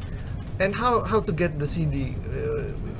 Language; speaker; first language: English; non-native, learner; Indonesian